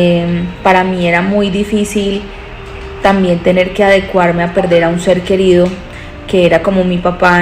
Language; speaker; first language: Spanish; native; Spanish